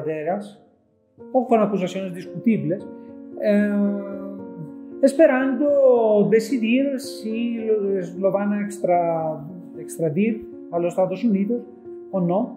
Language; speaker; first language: Spanish; non-native, fluent; Greek